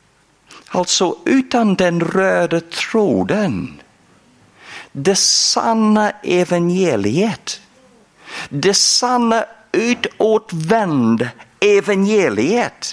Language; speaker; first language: Swedish; non-native, fluent; English